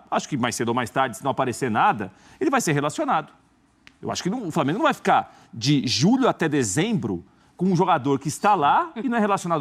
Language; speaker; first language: Portuguese; native; Portuguese